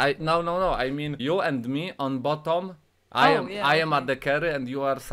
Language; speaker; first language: English; non-native, learner; Polish